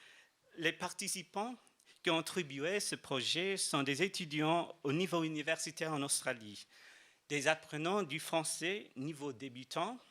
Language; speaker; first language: French; non-native, fluent; English